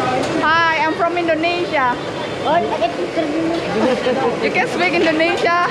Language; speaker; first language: English; non-native, learner; Indonesian